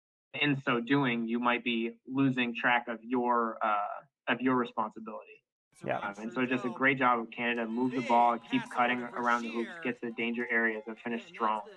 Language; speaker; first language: English; native; English